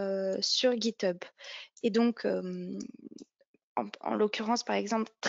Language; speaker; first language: French; native; French